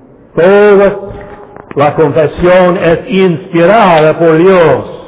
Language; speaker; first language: Spanish; non-native, fluent; English